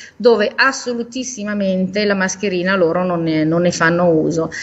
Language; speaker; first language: Italian; native; Italian